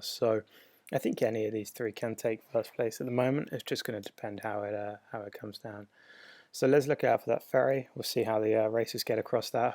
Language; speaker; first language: English; native; English